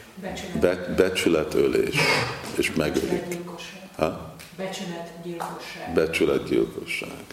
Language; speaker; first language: Hungarian; non-native, fluent; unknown